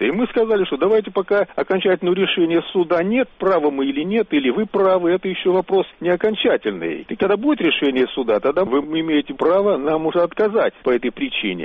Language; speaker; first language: Russian; native; Russian